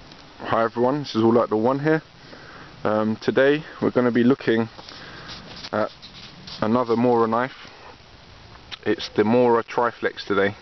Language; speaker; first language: English; native; English